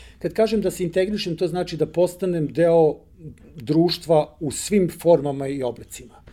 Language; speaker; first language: Serbian; native; Serbian